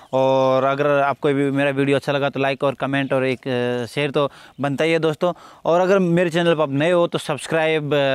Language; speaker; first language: Hindi; native; Hindi